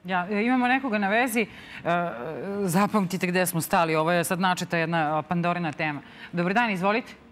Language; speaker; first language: Serbian; native; Serbian